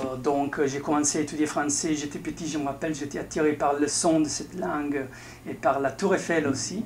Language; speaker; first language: French; non-native, fluent; Italian